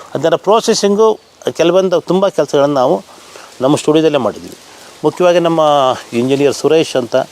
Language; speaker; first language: Kannada; native; Kannada